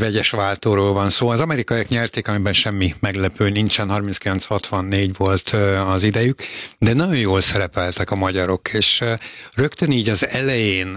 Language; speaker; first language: Hungarian; native; Hungarian